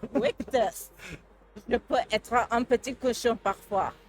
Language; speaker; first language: French; non-native, learner; English